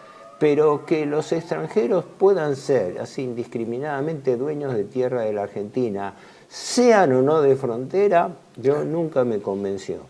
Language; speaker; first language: Spanish; native; Spanish